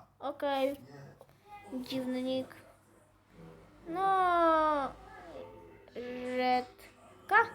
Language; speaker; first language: Polish; native; Polish